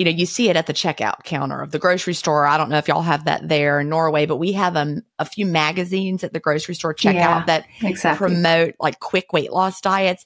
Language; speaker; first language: English; native; English